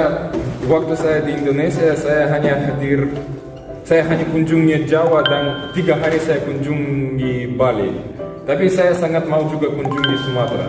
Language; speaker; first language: Indonesian; non-native, fluent; Russian